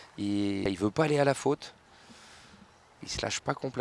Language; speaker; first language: French; native; French